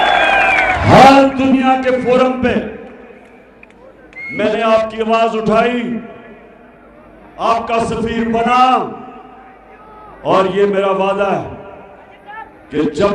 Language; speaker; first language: Urdu; native; Urdu